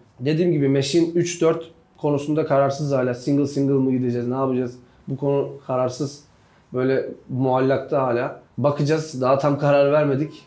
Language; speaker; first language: Turkish; native; Turkish